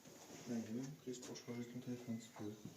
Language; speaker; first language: French; native; French